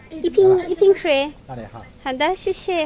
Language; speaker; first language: Chinese; non-native, learner; Khowar